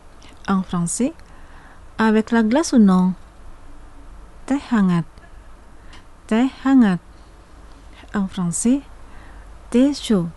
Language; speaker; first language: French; non-native, fluent; Indonesian